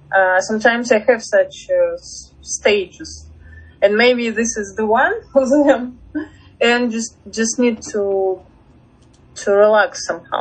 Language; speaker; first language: English; non-native, fluent; Russian